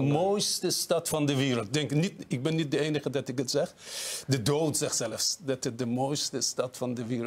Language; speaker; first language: Dutch; non-native, fluent; Persian